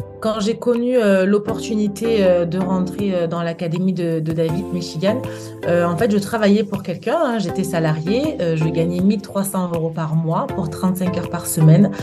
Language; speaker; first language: French; native; French